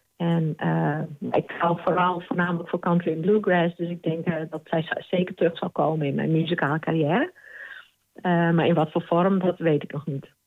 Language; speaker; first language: Dutch; non-native, local second language; Western Frisian